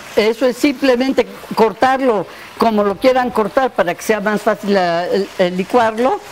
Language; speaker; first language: Spanish; native; Spanish